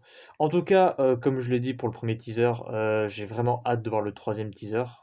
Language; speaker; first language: French; native; French